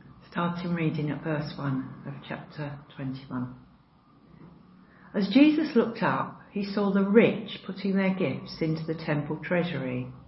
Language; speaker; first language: English; native; English